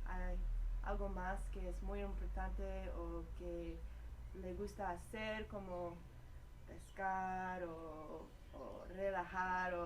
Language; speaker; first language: Spanish; non-native, learner; English